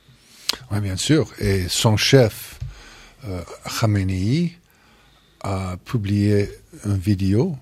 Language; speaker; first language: French; non-native, fluent; English